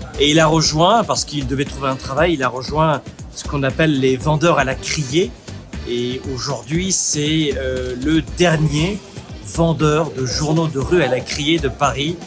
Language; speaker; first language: French; native; French